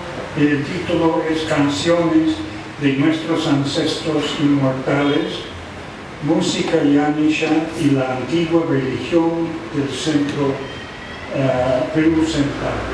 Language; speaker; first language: Spanish; non-native, fluent; English